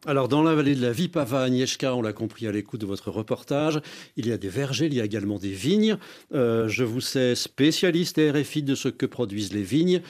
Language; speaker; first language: French; native; French